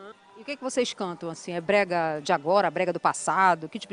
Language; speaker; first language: Portuguese; native; Portuguese